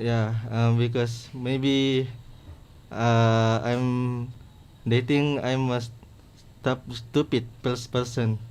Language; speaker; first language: English; non-native, learner; Indonesian